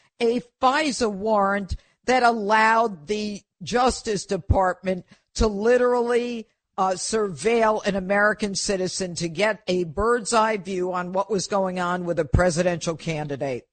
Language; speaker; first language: English; native; English